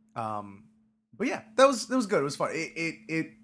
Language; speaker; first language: English; native; English